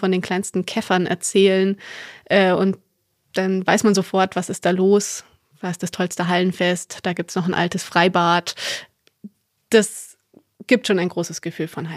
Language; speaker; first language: German; native; German